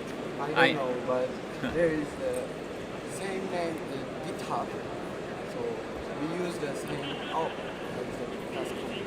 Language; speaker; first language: English; non-native, learner; Japanese